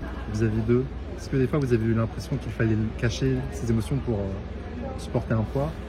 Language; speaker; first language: French; native; French